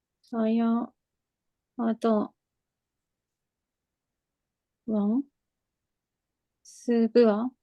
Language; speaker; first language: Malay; non-native, learner; Japanese